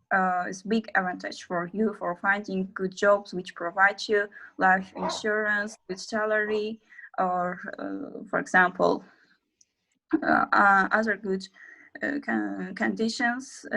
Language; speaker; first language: English; non-native, learner; Azerbaijani